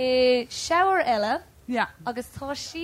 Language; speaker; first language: Irish; non-native, local second language; English